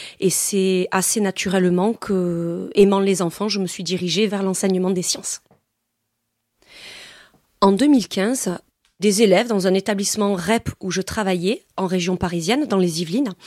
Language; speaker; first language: French; native; French